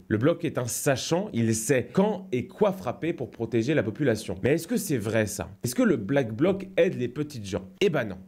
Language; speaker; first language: French; native; French